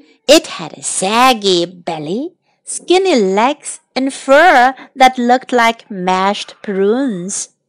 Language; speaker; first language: English; non-native, fluent; Chinese